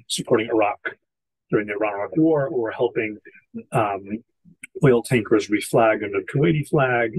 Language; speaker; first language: English; native; English